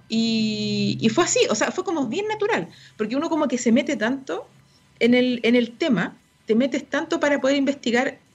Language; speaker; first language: Spanish; native; Spanish